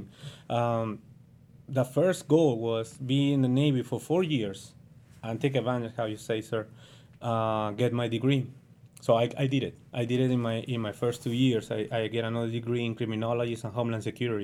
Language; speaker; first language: English; non-native, learner; Spanish